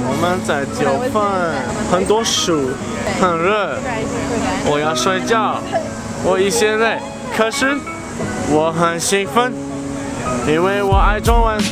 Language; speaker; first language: Chinese; non-native, learner; English